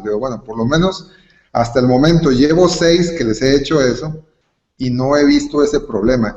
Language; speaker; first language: Spanish; native; Spanish